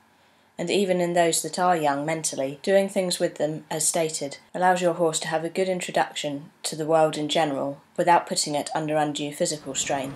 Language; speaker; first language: English; native; English